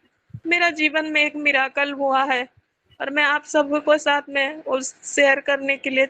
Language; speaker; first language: Hindi; non-native, local second language; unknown